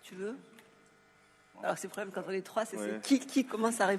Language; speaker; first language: French; native; French